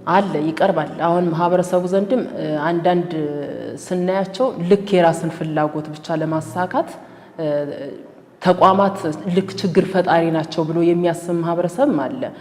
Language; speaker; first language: Amharic; native; Amharic